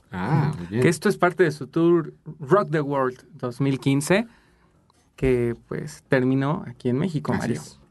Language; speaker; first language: Spanish; native; Spanish